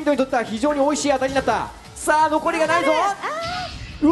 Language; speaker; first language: Japanese; native; Japanese